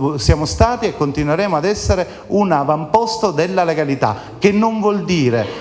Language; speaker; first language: Italian; native; Italian